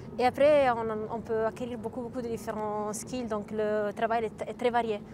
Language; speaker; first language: French; non-native, fluent; Italian